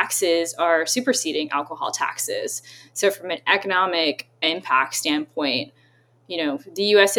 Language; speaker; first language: English; native; English